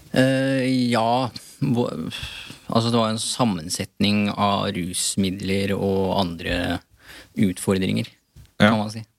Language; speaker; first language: Norwegian; early bilingual, other home language; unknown